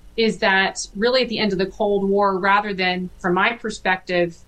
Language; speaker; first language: English; native; English